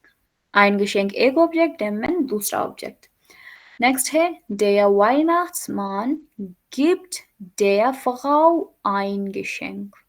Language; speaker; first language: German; non-native, fluent; Urdu